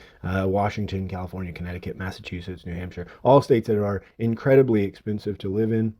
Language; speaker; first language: English; native; English